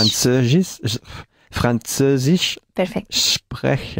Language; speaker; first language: German; non-native, learner; Spanish